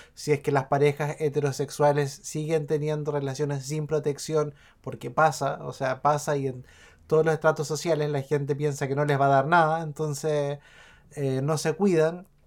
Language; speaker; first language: Spanish; native; Spanish